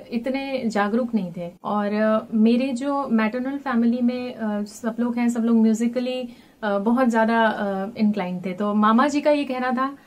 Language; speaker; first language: Hindi; native; Hindi